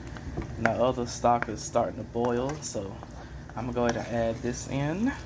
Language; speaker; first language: English; native; English